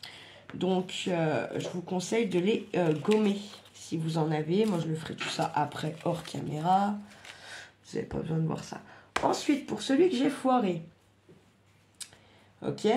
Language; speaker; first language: French; native; French